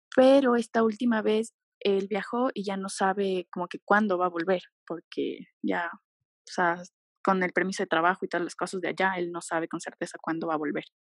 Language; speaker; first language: Spanish; native; Spanish